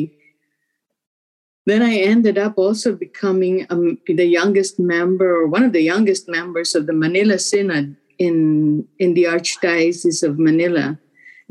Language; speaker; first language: English; non-native, local second language; Filipino